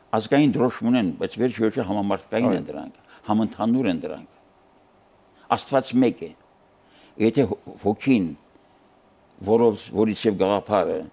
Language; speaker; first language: Armenian; native; Armenian